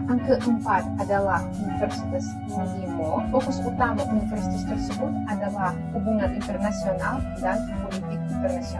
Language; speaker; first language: Indonesian; non-native, learner; Russian